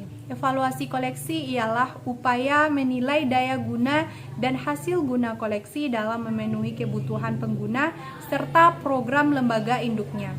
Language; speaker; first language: Indonesian; native; Indonesian